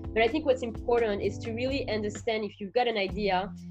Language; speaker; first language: English; non-native, fluent; French